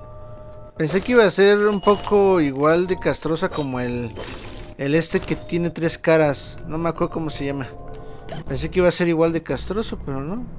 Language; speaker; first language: Spanish; native; Spanish